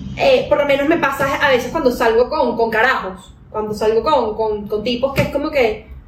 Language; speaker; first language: Spanish; native; Spanish